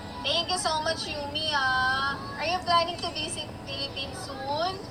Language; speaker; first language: English; non-native, local second language; Filipino